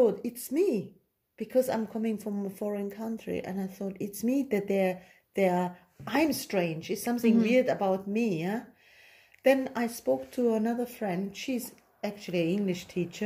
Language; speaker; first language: English; non-native, fluent; German